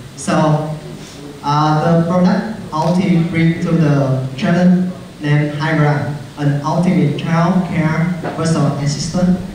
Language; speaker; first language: English; non-native, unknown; Vietnamese